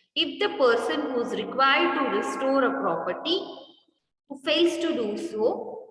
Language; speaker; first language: English; non-native, local second language; Kannada